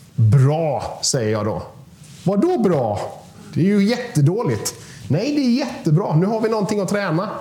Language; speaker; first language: Swedish; native; Swedish